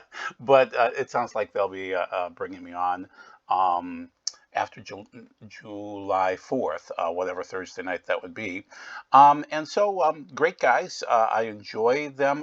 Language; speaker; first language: English; native; English